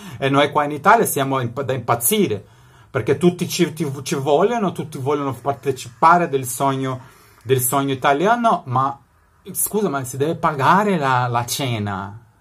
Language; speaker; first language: Italian; non-native, fluent; Spanish